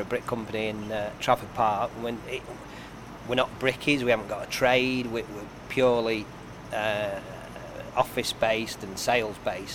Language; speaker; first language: English; native; English